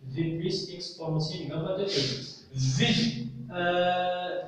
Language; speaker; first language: Arabic; native; Arabic